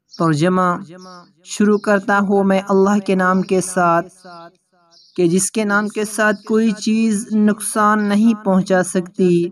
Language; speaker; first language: Urdu; native; Urdu